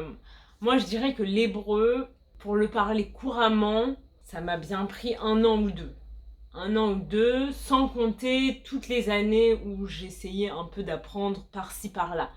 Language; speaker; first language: French; native; French